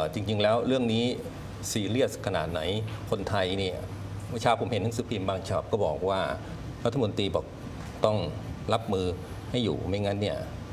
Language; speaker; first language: Thai; native; Thai